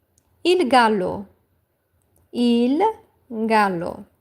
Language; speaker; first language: Italian; non-native, learner; Portuguese